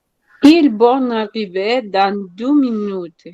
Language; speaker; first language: French; non-native, learner; Spanish